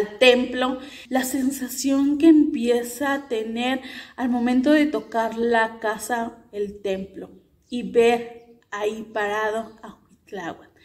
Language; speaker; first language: Spanish; native; Spanish